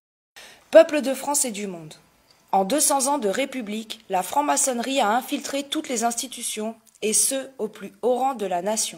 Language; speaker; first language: French; native; French